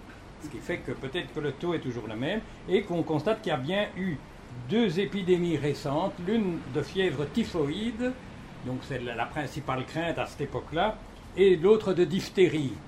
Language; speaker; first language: French; native; French